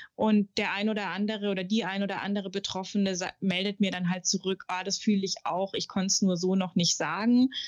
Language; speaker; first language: German; native; German